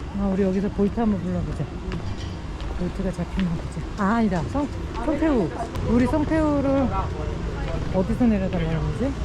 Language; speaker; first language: Korean; native; Korean